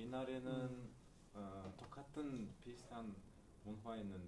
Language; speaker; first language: Korean; non-native, learner; Uzbek